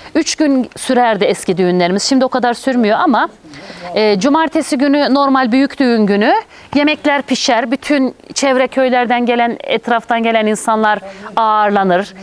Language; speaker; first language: Turkish; native; Turkish